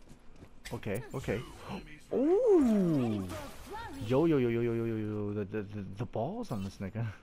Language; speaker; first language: English; native; English